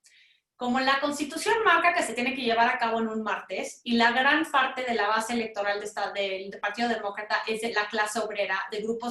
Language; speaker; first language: Spanish; native; Spanish